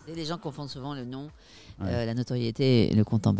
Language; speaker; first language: French; native; French